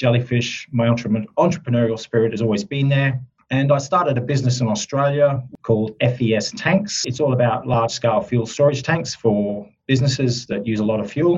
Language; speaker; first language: English; native; English